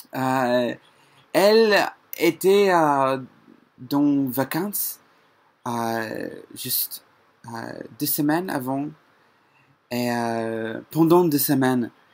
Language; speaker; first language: French; non-native, learner; English